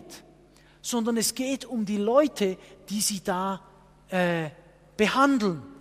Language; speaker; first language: German; non-native, fluent; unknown